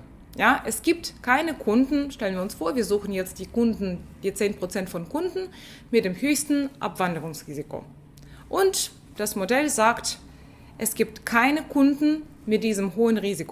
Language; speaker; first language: German; non-native, fluent; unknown